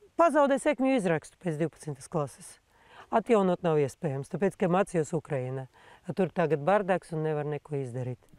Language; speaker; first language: Latvian; non-native, local second language; Russian